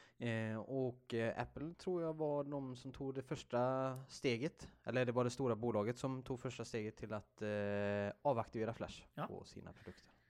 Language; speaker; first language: Swedish; native; Swedish